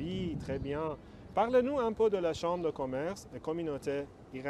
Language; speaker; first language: French; non-native, fluent; Persian